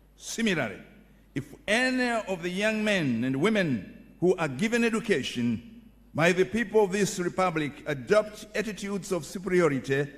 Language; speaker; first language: English; non-native, local second language; Swahili